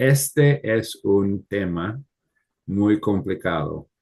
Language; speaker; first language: Spanish; non-native, fluent; English